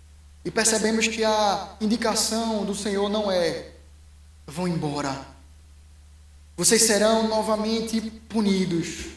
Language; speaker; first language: Portuguese; native; Portuguese